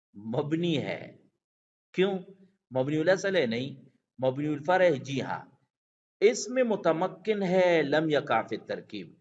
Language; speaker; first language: Urdu; non-native, local second language; Pashto